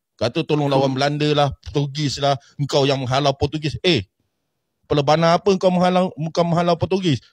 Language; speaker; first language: Malay; native; Malay